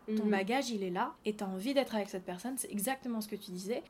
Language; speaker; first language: French; native; French